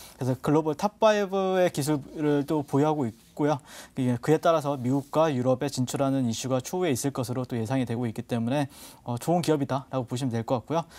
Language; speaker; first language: Korean; native; Korean